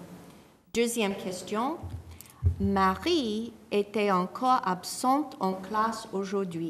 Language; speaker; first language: French; non-native, fluent; English